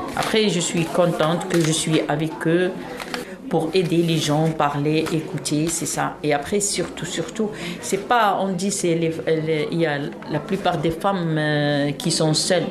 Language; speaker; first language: French; non-native, local second language; Arabic